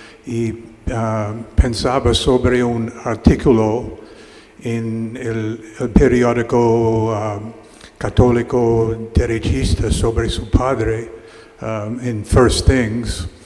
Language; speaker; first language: Spanish; non-native, learner; English